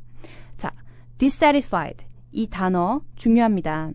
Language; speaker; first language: Korean; native; Korean